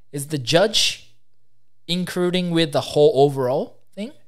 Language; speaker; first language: English; non-native, fluent; Japanese